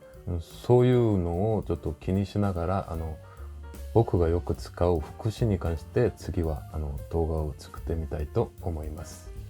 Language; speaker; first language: Japanese; non-native, fluent; Korean